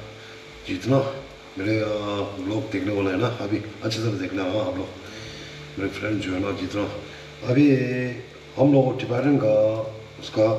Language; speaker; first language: Hindi; non-native, local second language; Tibetan